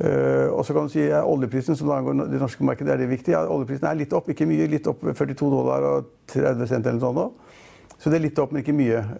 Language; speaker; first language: Norwegian; native; Norwegian